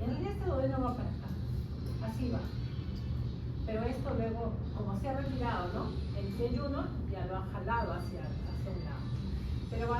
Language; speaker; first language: Spanish; native; Spanish